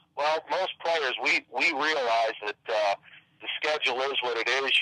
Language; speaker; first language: English; native; English